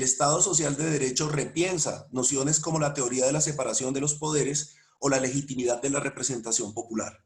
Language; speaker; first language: Spanish; native; Spanish